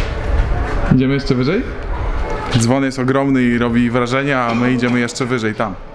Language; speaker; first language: Polish; native; Polish